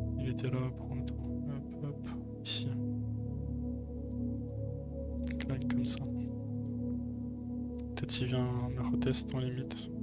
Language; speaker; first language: French; native; French